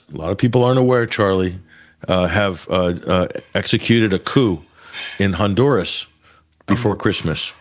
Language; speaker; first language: English; native; English